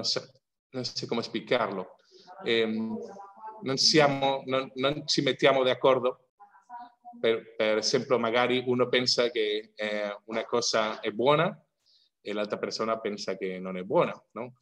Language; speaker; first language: Italian; non-native, fluent; Spanish